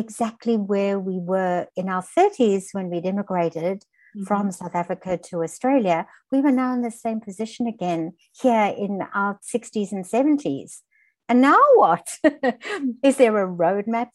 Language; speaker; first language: English; native; English